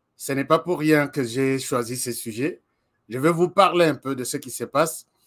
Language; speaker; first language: French; non-native, local second language; Lingala